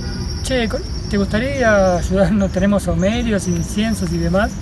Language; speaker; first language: Spanish; native; Spanish